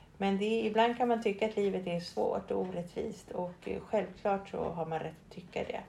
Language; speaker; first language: Swedish; early bilingual, other home language; Spanish